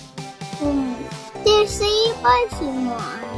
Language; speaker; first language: Japanese; early bilingual, heritage; Japanese